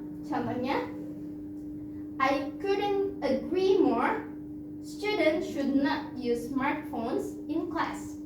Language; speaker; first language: English; non-native, fluent; Indonesian